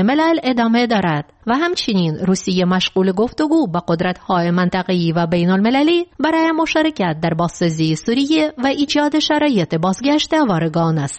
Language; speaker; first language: Persian; native; Persian